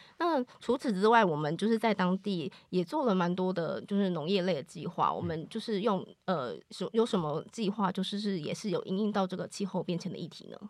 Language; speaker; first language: Chinese; native; Chinese